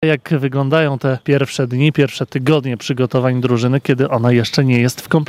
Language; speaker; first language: Polish; native; Polish